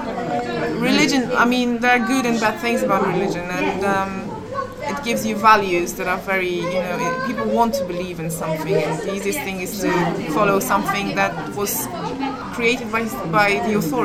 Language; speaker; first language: English; non-native, fluent; Polish